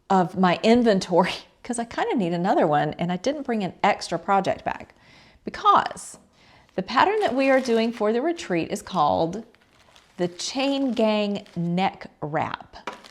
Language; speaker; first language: English; native; English